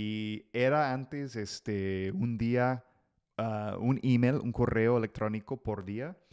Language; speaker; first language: Spanish; non-native, fluent; English